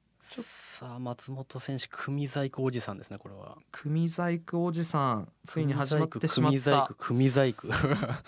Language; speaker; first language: Japanese; native; Japanese